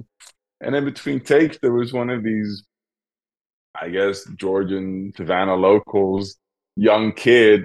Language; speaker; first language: English; non-native, fluent; Dutch